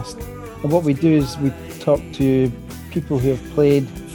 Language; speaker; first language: English; native; English